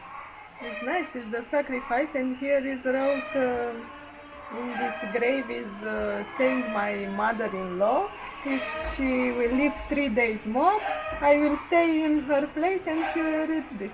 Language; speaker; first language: English; non-native, learner; Romanian